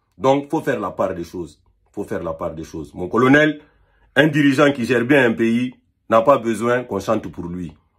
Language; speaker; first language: French; non-native, local second language; Fula